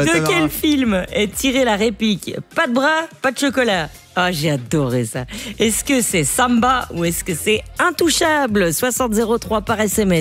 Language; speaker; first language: French; native; French